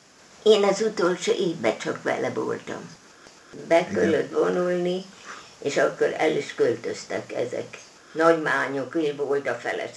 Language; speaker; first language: Hungarian; non-native, local second language; German